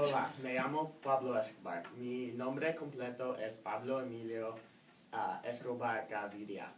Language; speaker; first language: Spanish; non-native, learner; English